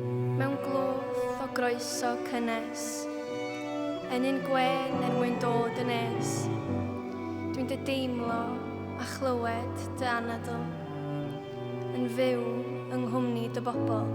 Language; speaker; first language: Welsh; native; Welsh